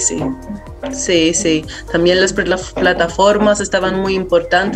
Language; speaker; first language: Spanish; non-native, fluent; Greek